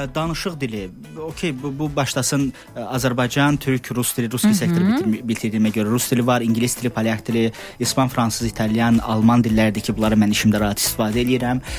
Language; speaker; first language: Azerbaijani; early bilingual, heritage; Azerbaijani